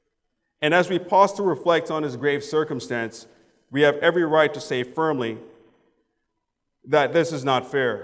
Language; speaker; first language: English; native; English